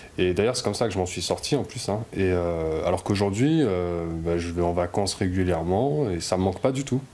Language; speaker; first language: French; native; French